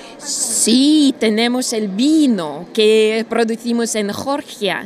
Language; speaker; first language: Spanish; non-native, learner; Russian